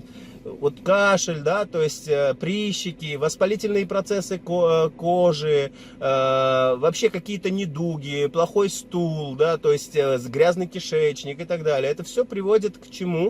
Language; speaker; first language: Russian; native; Russian